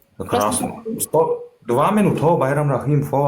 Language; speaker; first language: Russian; non-native, learner; Turkmen